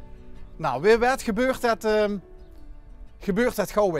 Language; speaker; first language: Dutch; native; Dutch